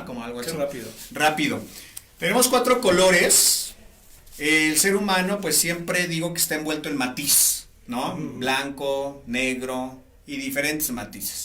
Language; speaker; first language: Spanish; native; Spanish